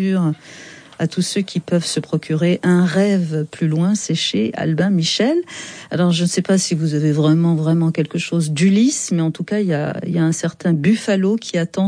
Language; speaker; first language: French; native; French